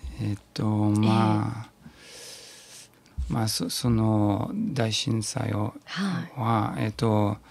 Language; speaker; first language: Japanese; non-native, learner; French